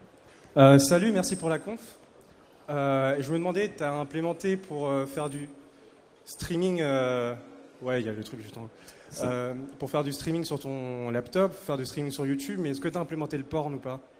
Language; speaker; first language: French; native; French